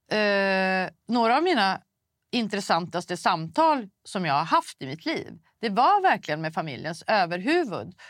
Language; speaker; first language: Swedish; native; Swedish